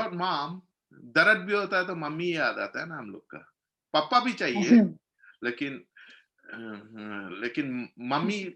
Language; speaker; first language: Hindi; non-native, local second language; Manipuri